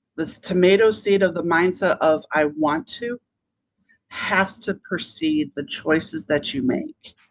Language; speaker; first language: English; native; English